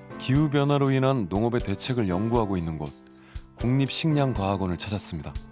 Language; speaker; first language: Korean; native; Korean